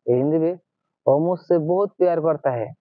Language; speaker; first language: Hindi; non-native, learner; Bangla